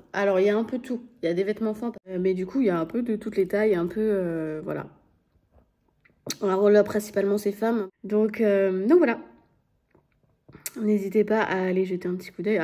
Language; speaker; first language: French; native; French